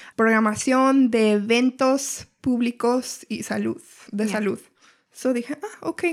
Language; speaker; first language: Spanish; early bilingual, heritage; Spanish